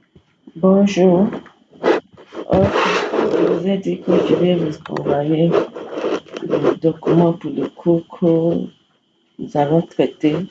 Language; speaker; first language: French; non-native, fluent; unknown